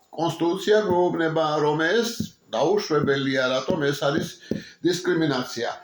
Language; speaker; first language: Georgian; non-native, local second language; Mingrelian